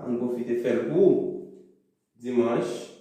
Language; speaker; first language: French; non-native, local second language; Haitian Creole